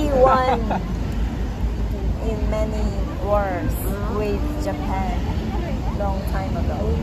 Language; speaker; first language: English; non-native, learner; Korean